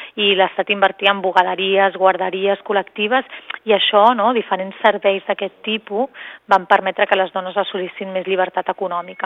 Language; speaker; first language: Catalan; native; Catalan